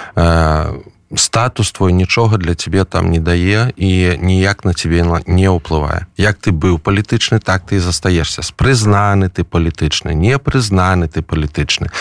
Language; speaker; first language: Belarusian; non-native, local second language; Russian